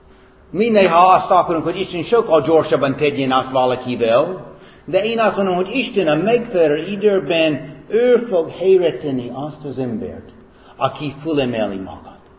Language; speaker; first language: Hungarian; non-native, fluent; English